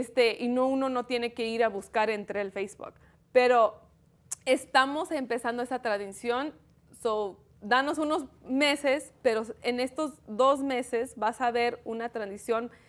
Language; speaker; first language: Spanish; early bilingual, heritage; Spanish